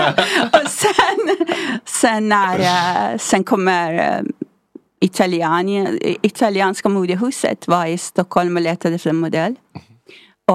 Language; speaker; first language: Swedish; non-native, fluent; Persian